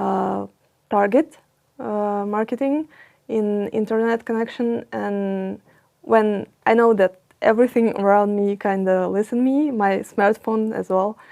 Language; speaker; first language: English; non-native, fluent; Russian